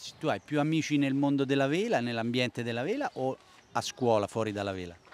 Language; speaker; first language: Italian; native; Italian